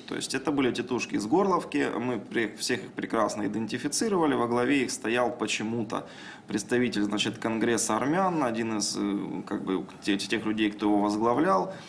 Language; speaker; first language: Russian; native; Russian